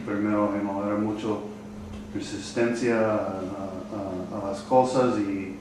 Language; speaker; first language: Spanish; non-native, learner; English